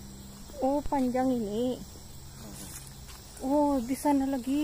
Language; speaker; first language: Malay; non-native, learner; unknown